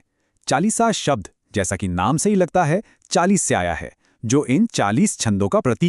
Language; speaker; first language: Hindi; native; Hindi